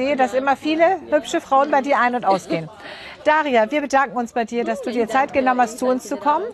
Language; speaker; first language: German; native; German